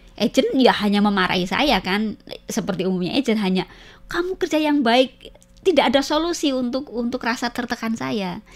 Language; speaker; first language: Indonesian; native; Indonesian